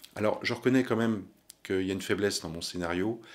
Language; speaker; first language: French; native; French